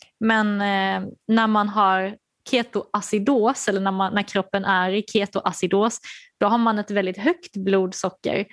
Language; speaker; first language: Swedish; native; Swedish